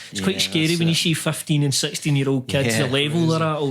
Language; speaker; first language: English; native; English